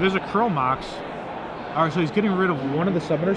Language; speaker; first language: English; native; English